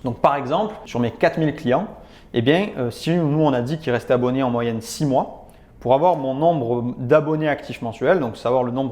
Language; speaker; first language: French; native; French